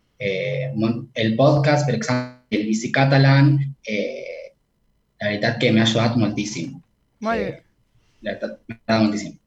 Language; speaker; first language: Catalan; non-native, learner; Spanish